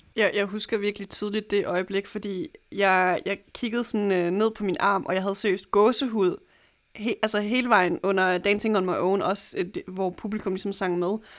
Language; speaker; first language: Danish; native; Danish